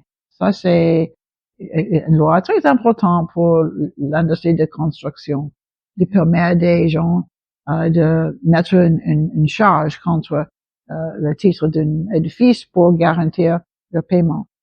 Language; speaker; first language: French; non-native, local second language; English